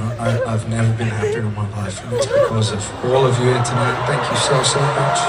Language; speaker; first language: English; native; English